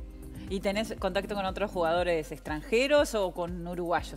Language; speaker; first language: Spanish; native; Spanish